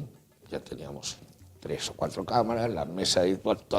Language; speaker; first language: Spanish; native; Spanish